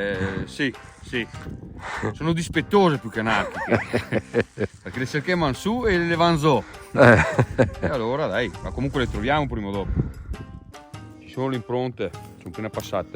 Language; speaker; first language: Italian; native; Italian